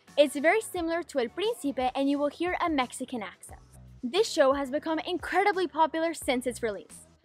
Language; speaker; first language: English; native; English